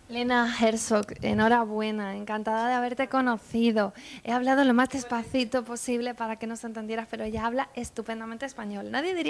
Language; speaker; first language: Spanish; native; Spanish